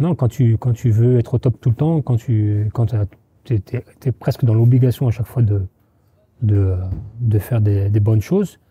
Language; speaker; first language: French; native; French